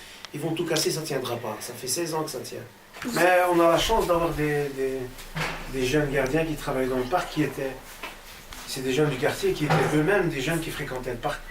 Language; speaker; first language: French; native; French